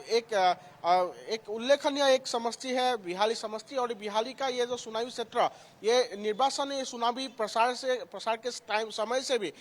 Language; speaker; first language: Hindi; non-native, local second language; Assamese